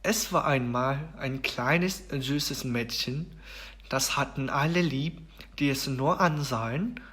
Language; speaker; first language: German; non-native, fluent; Korean